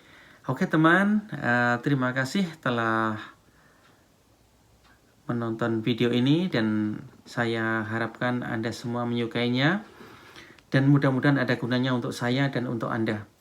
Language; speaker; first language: Indonesian; non-native, local second language; Javanese